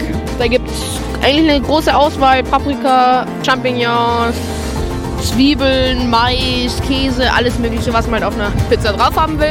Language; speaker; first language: German; native; German